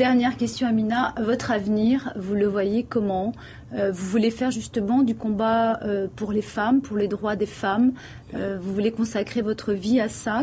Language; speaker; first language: French; native; French